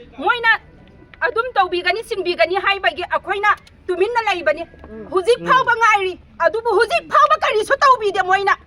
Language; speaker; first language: Manipuri; non-native, local second language; Thado Chin